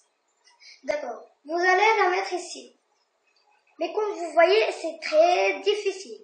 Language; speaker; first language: French; non-native, learner; Arabic